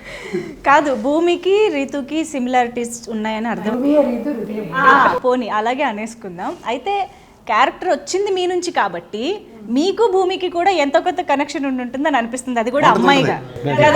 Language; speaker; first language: Telugu; native; Telugu